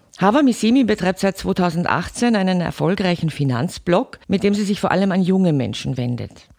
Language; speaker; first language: German; native; German